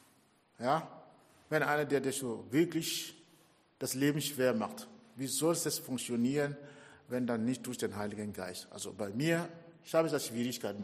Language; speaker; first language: German; non-native, fluent; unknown